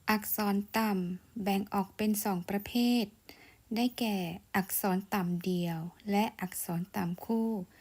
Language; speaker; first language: Thai; non-native, local second language; Malay